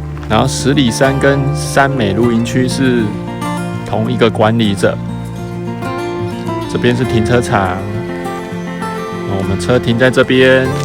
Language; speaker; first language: Chinese; native; Chinese